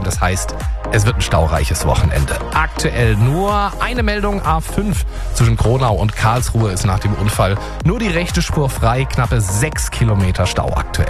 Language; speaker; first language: German; native; German